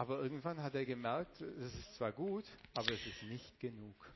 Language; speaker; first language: German; non-native, fluent; Romanian